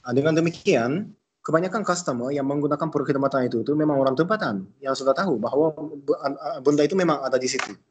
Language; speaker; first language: Malay; non-native, fluent; Japanese